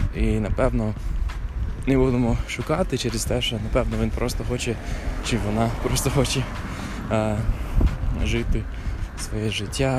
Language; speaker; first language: Ukrainian; non-native, fluent; English